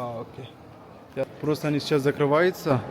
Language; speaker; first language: Russian; non-native, learner; Persian